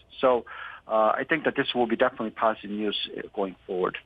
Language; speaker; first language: English; non-native, fluent; Korean